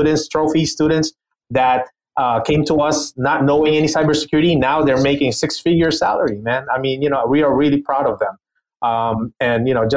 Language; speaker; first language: English; non-native, local second language; Filipino